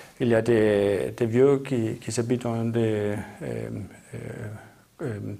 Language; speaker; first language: French; non-native, learner; Danish